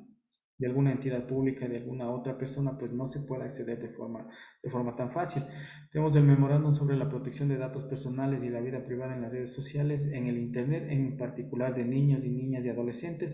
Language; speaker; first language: Spanish; native; Spanish